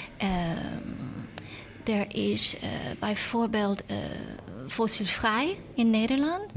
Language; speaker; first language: Dutch; non-native, learner; English